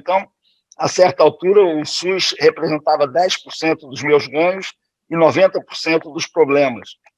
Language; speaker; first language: Portuguese; native; Portuguese